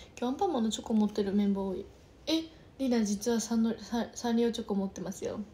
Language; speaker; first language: Japanese; native; Japanese